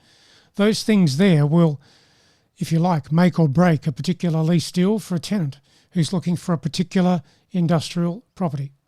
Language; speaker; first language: English; native; English